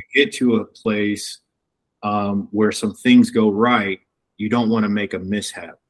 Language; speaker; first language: English; native; English